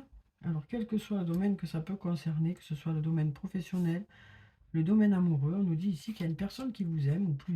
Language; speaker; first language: French; native; French